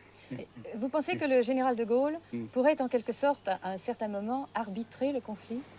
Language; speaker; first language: French; native; French